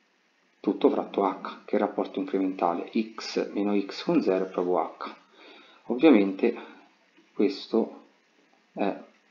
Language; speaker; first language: Italian; native; Italian